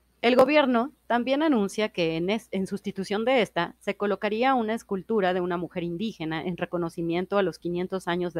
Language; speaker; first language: Spanish; native; Spanish